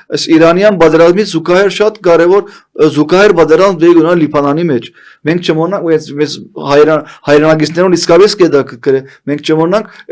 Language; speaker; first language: Armenian; early bilingual, heritage; Armenian